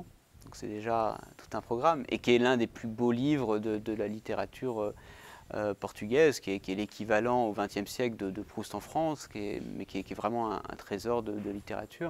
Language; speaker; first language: French; native; French